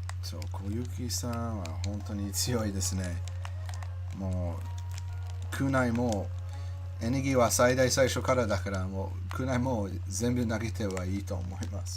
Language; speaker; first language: Japanese; non-native, learner; English